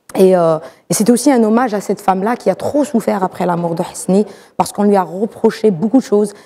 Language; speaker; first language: French; non-native, local second language; Arabic